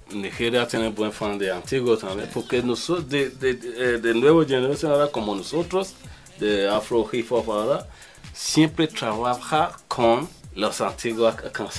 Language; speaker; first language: Spanish; non-native, learner; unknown